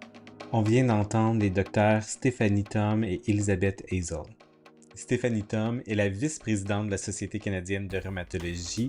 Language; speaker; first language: French; native; French